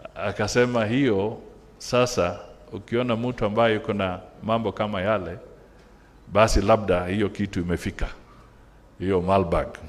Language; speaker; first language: Swahili; non-native, local second language; Luyia